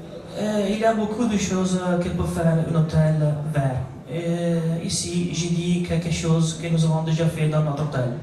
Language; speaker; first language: French; non-native, learner; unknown